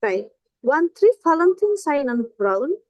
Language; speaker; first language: German; non-native, learner; Indonesian